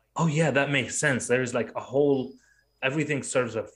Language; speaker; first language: English; non-native, fluent; Arabic